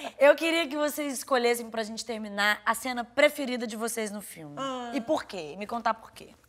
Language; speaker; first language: Portuguese; native; Portuguese